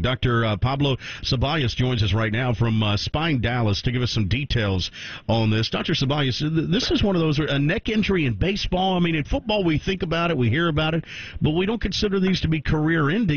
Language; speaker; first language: English; native; English